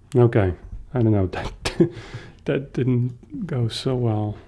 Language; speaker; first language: English; non-native, fluent; Dutch